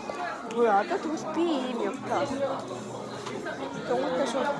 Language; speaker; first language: Korean; non-native, learner; Mongolian